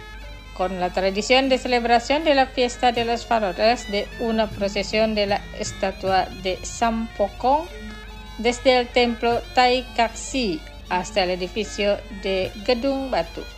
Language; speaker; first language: Spanish; non-native, fluent; Indonesian